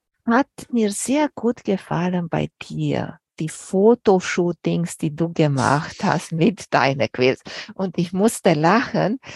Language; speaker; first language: German; non-native, fluent; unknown